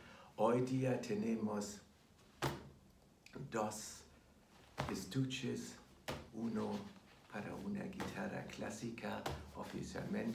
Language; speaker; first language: Spanish; non-native, fluent; German